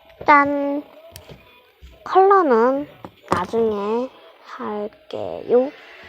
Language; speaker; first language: Korean; native; Korean